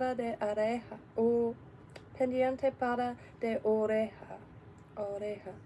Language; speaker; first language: Spanish; non-native, learner; English